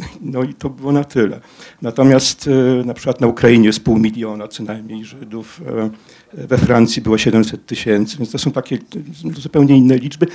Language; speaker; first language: Polish; native; Polish